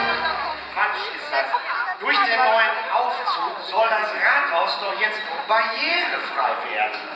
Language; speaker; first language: German; native; German